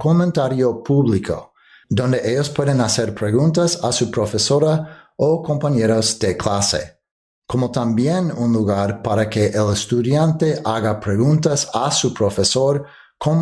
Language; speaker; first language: Spanish; non-native, fluent; English